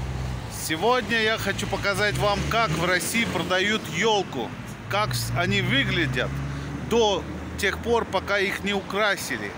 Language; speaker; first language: Russian; non-native, fluent; Hindi